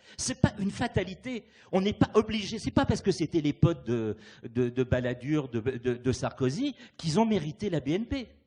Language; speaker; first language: French; native; French